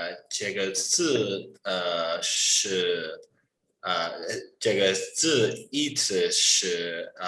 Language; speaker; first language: Chinese; non-native, learner; English